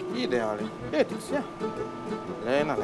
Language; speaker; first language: Latvian; non-native, learner; Italian